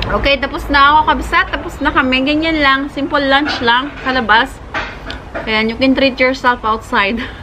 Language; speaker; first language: Filipino; non-native, local second language; Iloko